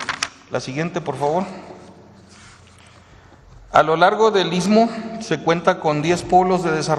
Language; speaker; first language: Spanish; native; Spanish